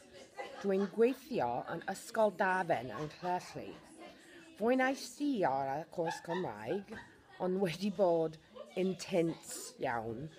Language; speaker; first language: Welsh; non-native, learner; English